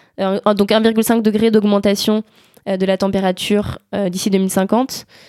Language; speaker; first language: French; native; French